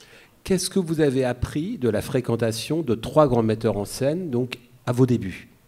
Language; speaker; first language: French; native; French